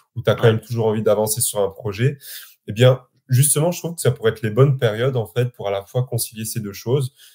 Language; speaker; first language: French; native; French